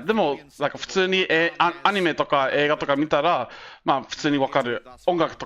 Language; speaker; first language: Japanese; early bilingual, heritage; Japanese